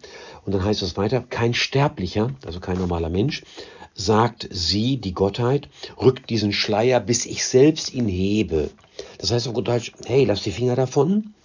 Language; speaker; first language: German; native; German